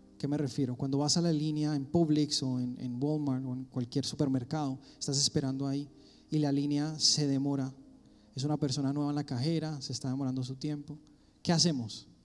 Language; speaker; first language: Spanish; early bilingual, heritage; Spanish